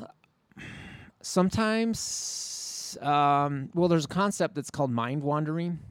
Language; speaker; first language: English; native; English